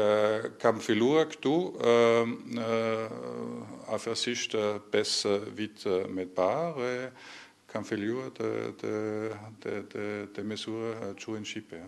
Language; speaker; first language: Albanian; non-native, learner; German